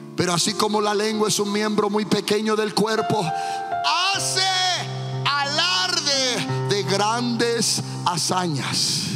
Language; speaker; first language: Spanish; early bilingual, heritage; Spanish